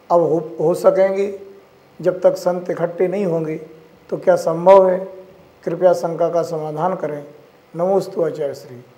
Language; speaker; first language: Hindi; native; Hindi